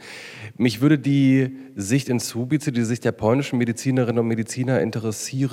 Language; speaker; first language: German; native; German